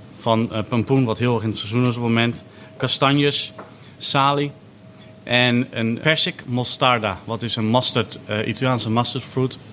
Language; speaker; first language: Dutch; native; Dutch